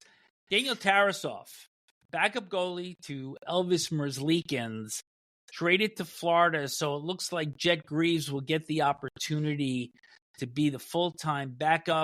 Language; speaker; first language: English; native; English